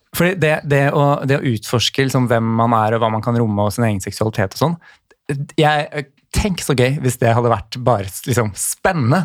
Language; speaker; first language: Norwegian; native; Norwegian